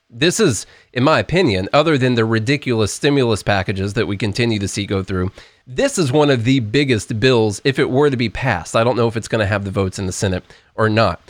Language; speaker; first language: English; native; English